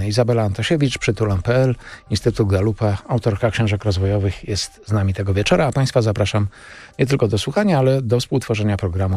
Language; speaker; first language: Polish; native; Polish